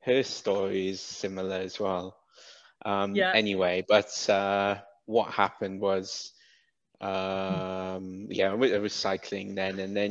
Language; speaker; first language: English; native; English